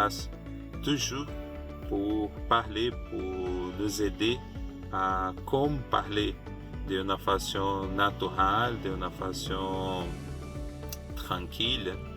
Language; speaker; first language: French; non-native, fluent; Portuguese